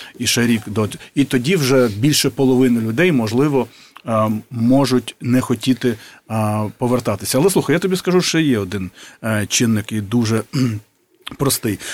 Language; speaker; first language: Ukrainian; native; Ukrainian